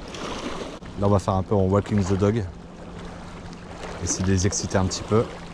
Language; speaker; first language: French; native; French